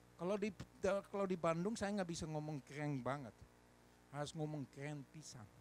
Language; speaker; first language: Indonesian; non-native, fluent; English